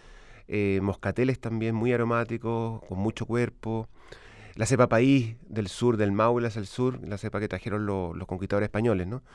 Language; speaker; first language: Spanish; native; Spanish